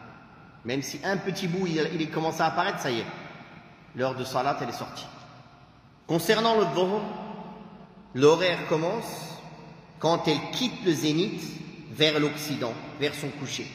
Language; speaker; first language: French; native; French